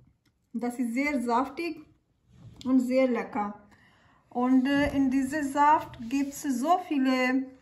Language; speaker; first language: German; non-native, learner; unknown